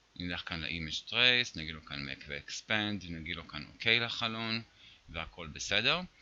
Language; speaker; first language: Hebrew; native; Hebrew